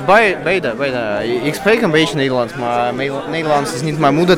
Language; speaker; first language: Dutch; non-native, learner; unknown